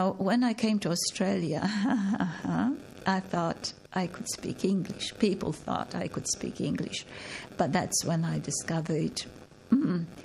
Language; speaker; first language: English; non-native, fluent; Polish